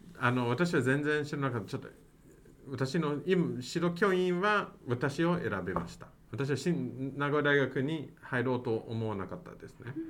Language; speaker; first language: Japanese; non-native, fluent; English